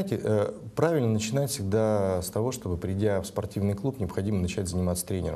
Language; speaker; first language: Russian; native; Russian